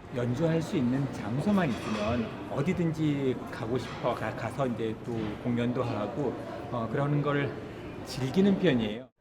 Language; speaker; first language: Korean; native; Korean